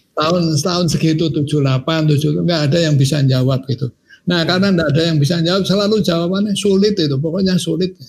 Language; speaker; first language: Indonesian; non-native, local second language; Javanese